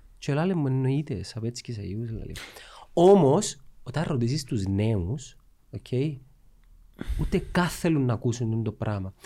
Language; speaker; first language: Greek; early bilingual, other home language; Russian